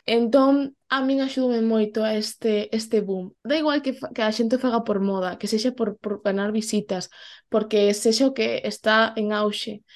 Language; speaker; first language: Galician; non-native, local second language; Spanish